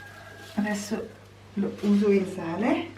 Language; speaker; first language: Italian; non-native, learner; German